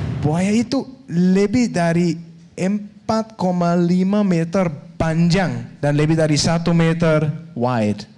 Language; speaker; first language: Indonesian; non-native, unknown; Danish